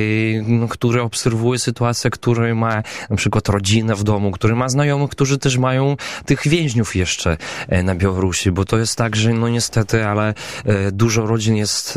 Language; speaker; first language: Polish; non-native, local second language; Belarusian